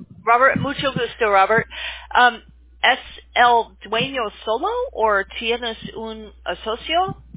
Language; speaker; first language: Spanish; non-native, learner; English